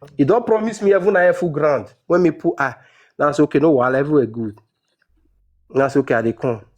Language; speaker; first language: Nigerian Pidgin; non-native, local second language; Esan